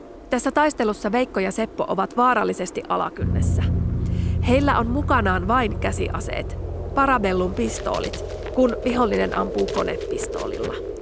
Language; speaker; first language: Finnish; native; Finnish